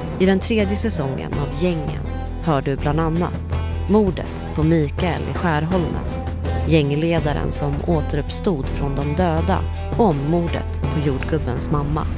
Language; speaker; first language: Swedish; native; Swedish